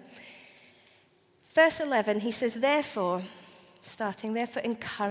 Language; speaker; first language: English; native; English